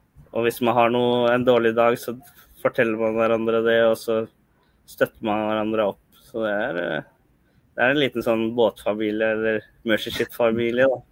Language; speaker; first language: Norwegian; early bilingual, other home language; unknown